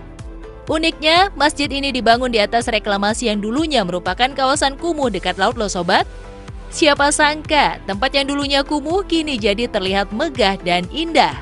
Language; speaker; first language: Indonesian; native; Indonesian